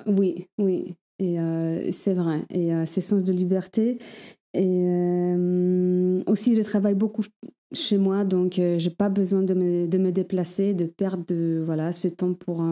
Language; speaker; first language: French; non-native, fluent; Polish